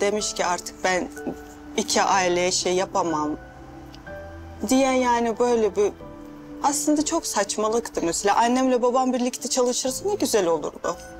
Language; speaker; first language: Turkish; non-native, fluent; Russian